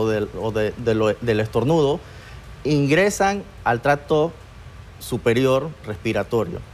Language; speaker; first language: Spanish; native; Spanish